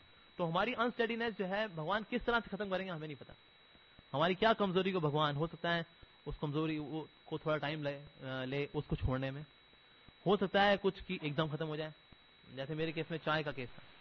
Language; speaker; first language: Hindi; native; Hindi